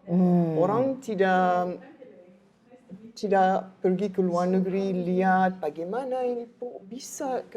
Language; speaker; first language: Indonesian; non-native, learner; French